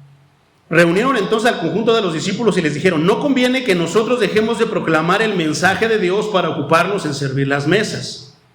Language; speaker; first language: Spanish; native; Spanish